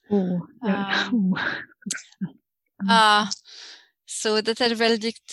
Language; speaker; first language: Swedish; non-native, learner; French